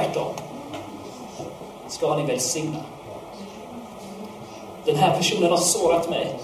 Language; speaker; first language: Swedish; non-native, fluent; English